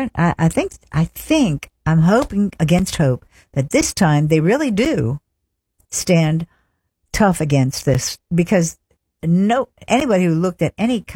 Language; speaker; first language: English; early bilingual, other home language; French